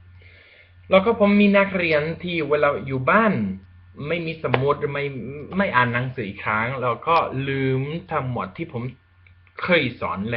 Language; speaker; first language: Thai; non-native, learner; Spanish